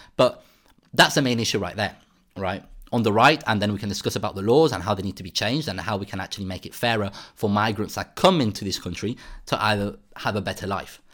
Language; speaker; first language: English; native; English